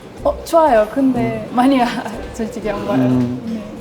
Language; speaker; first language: Korean; non-native, learner; Spanish